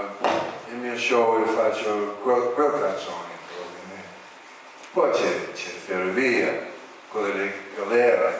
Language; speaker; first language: Italian; non-native, learner; English